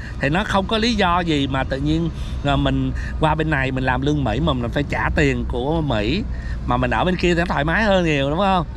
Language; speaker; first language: Vietnamese; native; Vietnamese